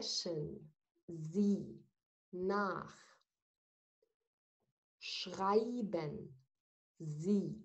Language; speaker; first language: German; non-native, fluent; Arabic